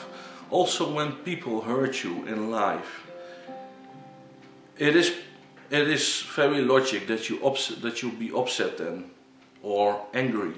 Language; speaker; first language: English; non-native, learner; Dutch